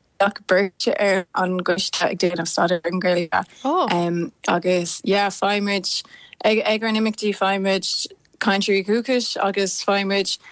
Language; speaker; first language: Irish; non-native, local second language; English